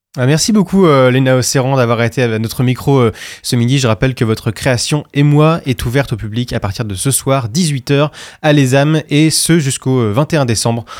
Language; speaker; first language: French; native; French